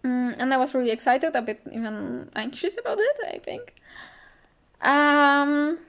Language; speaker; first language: English; non-native, fluent; Polish